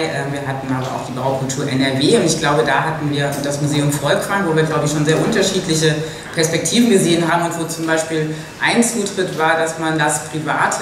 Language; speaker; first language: German; native; German